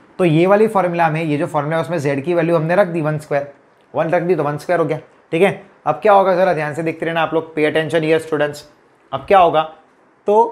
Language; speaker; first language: Hindi; non-native, local second language; Gujarati